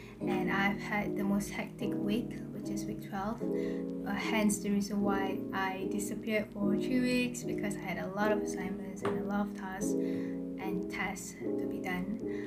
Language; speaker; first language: English; non-native, local second language; Malay